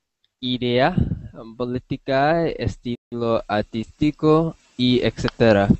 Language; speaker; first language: Spanish; non-native, learner; English